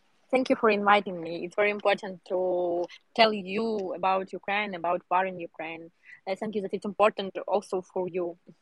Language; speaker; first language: English; non-native, learner; Ukrainian